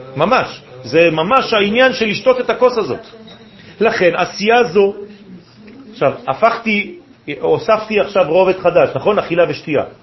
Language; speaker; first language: Hebrew; non-native, fluent; French